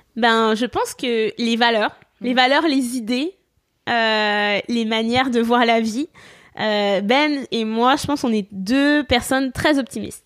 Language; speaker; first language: French; native; French